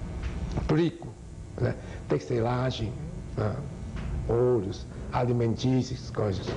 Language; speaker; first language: Portuguese; non-native, learner; Chinese